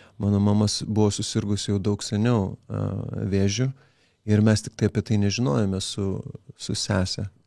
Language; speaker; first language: Lithuanian; early bilingual, other home language; Kurdish